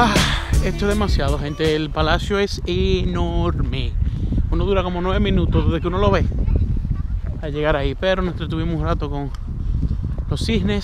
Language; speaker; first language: Spanish; native; Spanish